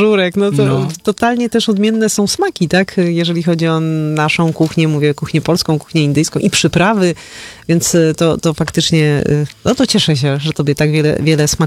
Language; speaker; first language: Polish; native; Polish